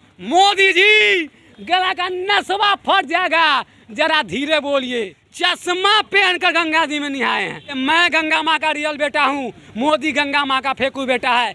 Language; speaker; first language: Hindi; native; Hindi